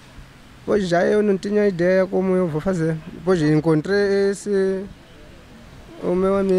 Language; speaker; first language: Portuguese; non-native, local second language; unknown